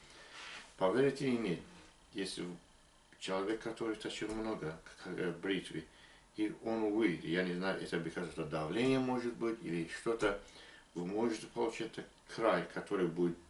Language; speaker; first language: Russian; non-native, learner; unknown